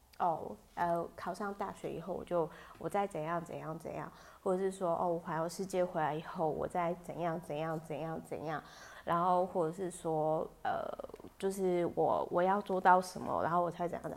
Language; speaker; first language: Chinese; native; Chinese